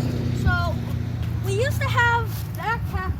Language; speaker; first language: English; native; English